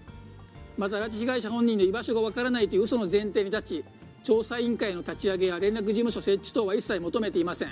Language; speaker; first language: Japanese; native; Japanese